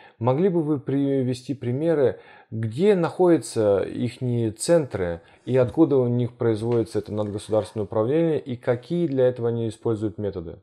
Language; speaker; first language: Russian; early bilingual, heritage; Russian